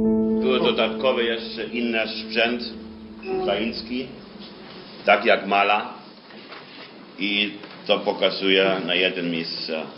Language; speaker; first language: Polish; non-native, fluent; German